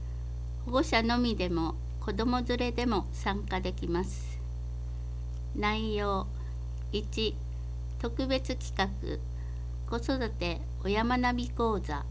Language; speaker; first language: Japanese; native; Japanese